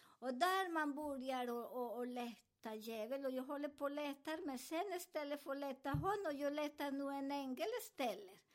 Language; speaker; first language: Swedish; non-native, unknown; Spanish